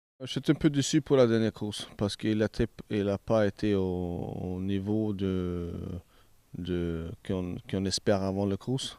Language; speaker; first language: French; non-native, learner; Swedish